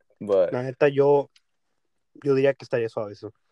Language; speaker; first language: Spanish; early bilingual, heritage; Spanish